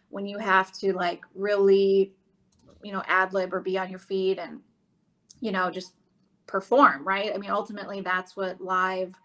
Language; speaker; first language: English; native; English